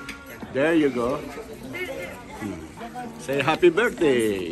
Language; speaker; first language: English; non-native, local second language; Filipino